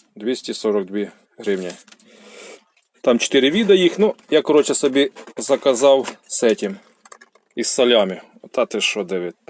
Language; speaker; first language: Ukrainian; non-native, local second language; Russian